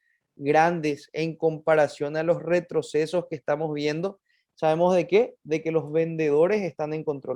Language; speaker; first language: Spanish; native; Spanish